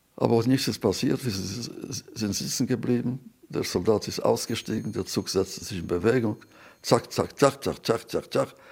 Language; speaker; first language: German; non-native, fluent; Yiddish